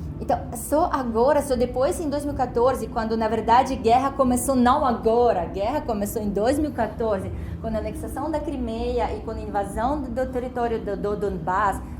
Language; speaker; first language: Portuguese; non-native, fluent; Ukrainian